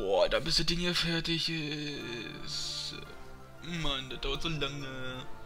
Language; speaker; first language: German; native; German